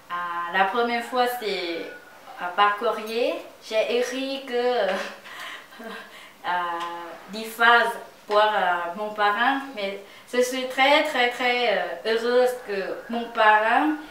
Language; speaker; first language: French; non-native, learner; Lao